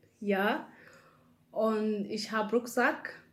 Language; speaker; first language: German; non-native, learner; Arabic